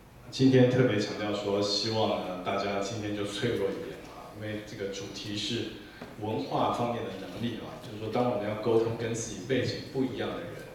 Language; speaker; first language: Chinese; native; Chinese